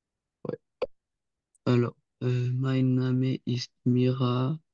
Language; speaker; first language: German; non-native, learner; French